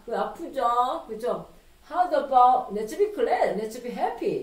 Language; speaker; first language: English; non-native, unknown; Korean